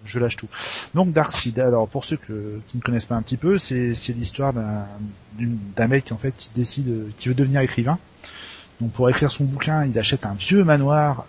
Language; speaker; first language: French; native; French